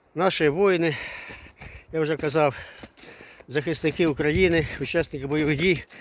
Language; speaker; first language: Ukrainian; non-native, local second language; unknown